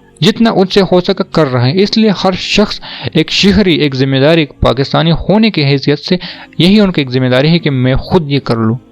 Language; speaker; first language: Urdu; non-native, local second language; Pashto